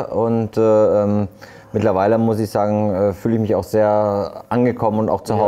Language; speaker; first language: German; native; German